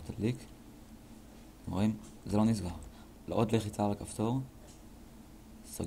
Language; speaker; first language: Hebrew; native; Hebrew